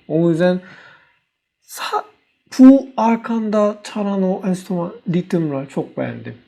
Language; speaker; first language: Turkish; non-native, learner; Korean